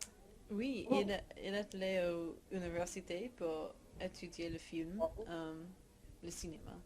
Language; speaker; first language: French; non-native, learner; English